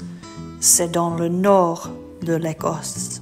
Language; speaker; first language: French; non-native, learner; English